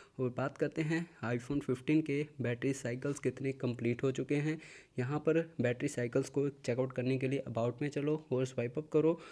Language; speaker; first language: Hindi; native; Hindi